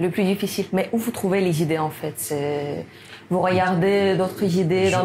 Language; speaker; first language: French; non-native, fluent; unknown